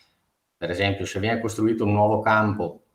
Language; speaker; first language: Italian; native; Italian